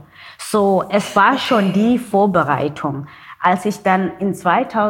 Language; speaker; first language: German; non-native, learner; Xhosa